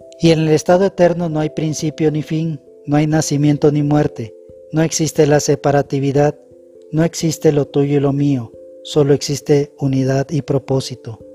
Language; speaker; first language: Spanish; native; Spanish